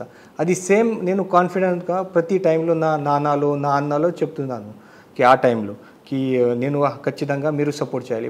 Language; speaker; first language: Telugu; non-native, learner; Marathi